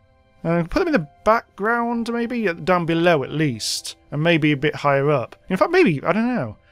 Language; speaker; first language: English; native; English